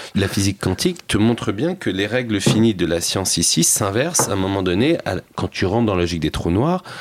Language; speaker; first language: French; native; French